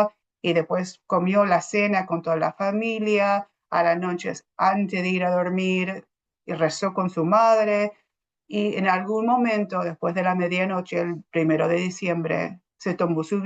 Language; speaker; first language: Spanish; non-native, fluent; English